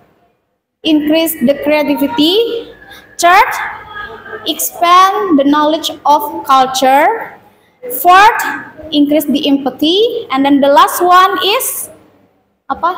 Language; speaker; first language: English; non-native, learner; Indonesian